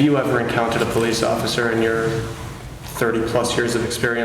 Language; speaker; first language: English; native; English